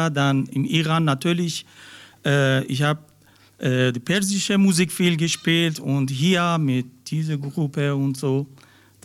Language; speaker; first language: German; non-native, learner; Persian